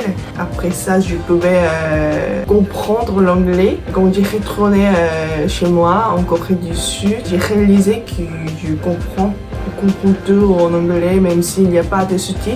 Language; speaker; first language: French; non-native, fluent; Korean